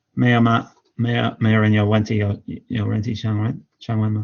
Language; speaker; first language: Chinese; non-native, fluent; English